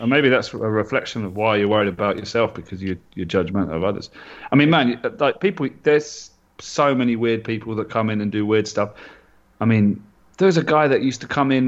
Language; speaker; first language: English; native; English